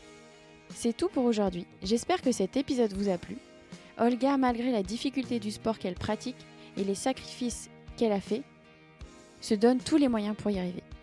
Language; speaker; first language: French; native; French